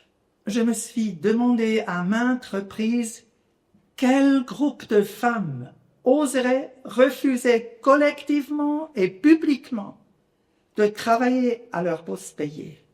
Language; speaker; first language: French; non-native, local second language; German